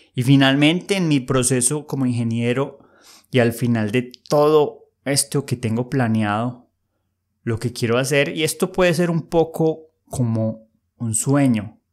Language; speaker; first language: Spanish; native; Spanish